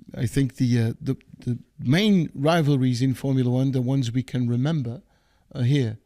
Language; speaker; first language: English; non-native, fluent; Portuguese